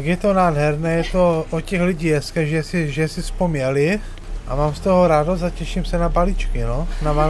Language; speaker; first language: Czech; native; Czech